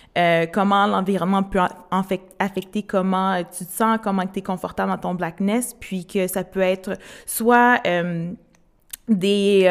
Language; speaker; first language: French; native; French